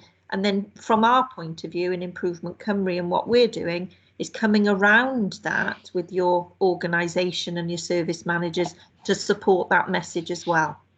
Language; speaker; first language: English; native; English